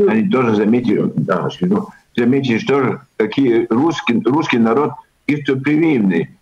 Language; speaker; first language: Russian; early bilingual, heritage; Russian